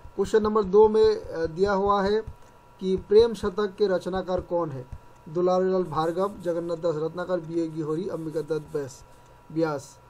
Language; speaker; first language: Hindi; native; Hindi